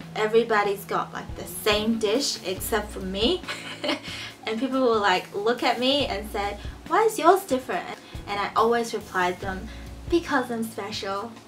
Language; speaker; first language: English; early bilingual, other home language; Chinese